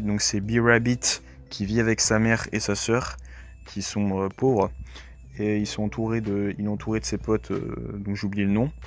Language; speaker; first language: French; native; French